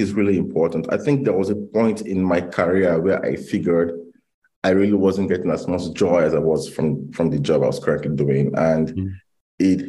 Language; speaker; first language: English; non-native, local second language; Igbo